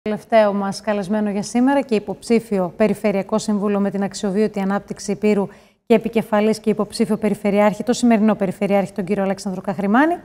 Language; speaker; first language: Greek; native; Greek